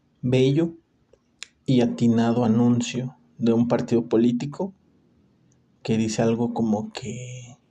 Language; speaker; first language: Spanish; native; Spanish